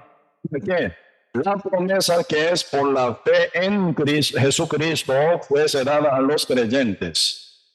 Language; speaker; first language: Spanish; non-native, learner; Korean